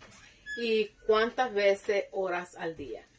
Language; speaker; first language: Spanish; early bilingual, heritage; Spanish